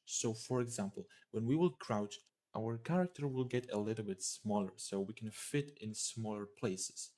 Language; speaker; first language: English; non-native, fluent; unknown